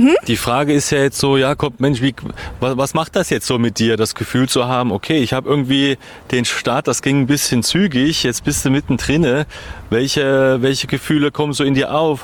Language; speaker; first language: German; native; German